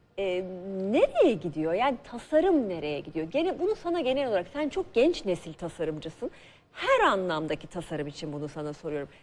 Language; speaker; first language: Turkish; native; Turkish